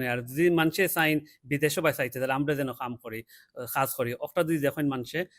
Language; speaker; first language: Bangla; early bilingual, heritage; Bangla